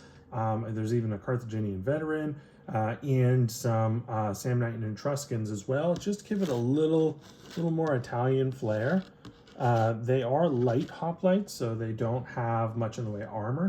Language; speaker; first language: English; native; English